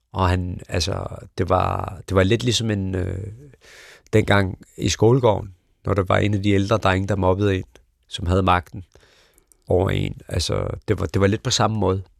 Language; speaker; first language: Danish; early bilingual, other home language; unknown